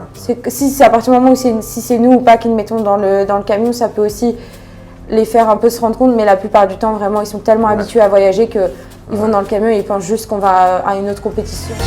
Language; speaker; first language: French; native; French